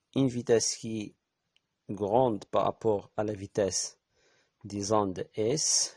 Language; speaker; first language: French; non-native, local second language; Arabic